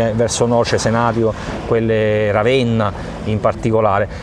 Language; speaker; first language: Italian; native; Italian